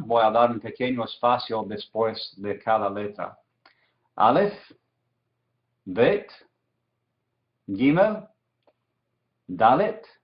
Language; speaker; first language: Spanish; non-native, fluent; English